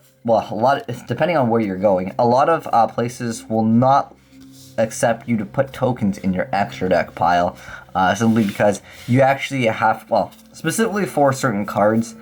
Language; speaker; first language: English; native; English